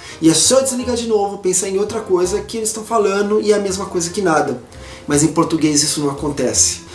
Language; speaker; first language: Portuguese; native; Portuguese